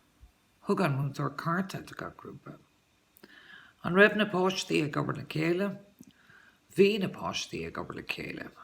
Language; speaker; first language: Irish; non-native, local second language; English